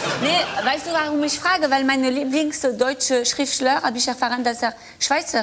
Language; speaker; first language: German; non-native, fluent; French